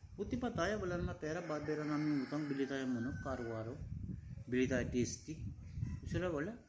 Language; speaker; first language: Filipino; non-native, learner; Punjabi